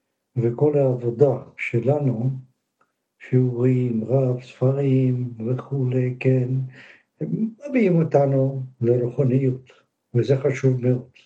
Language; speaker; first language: Hebrew; non-native, fluent; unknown